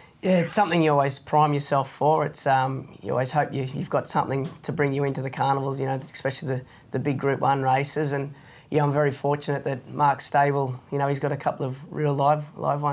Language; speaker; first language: English; native; English